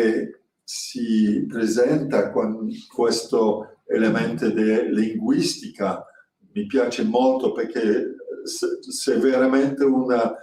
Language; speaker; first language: Italian; non-native, fluent; French